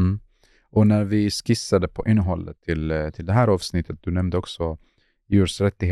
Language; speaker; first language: Swedish; non-native, fluent; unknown